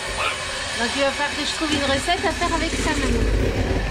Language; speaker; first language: French; native; French